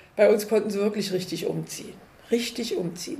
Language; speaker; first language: German; native; German